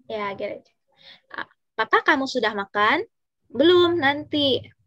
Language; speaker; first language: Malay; non-native, fluent; Indonesian